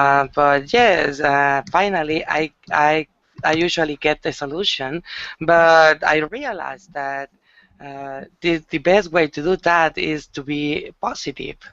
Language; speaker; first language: English; non-native, learner; Spanish